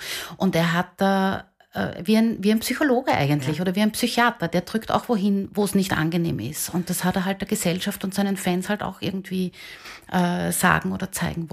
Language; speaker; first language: German; native; German